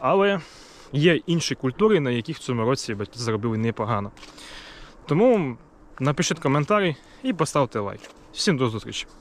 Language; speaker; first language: Ukrainian; native; Ukrainian